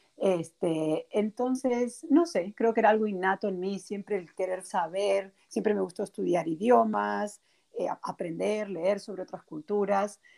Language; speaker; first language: Spanish; native; Spanish